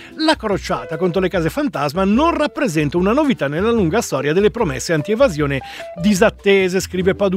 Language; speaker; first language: Italian; native; Italian